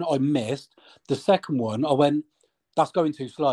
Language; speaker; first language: English; native; English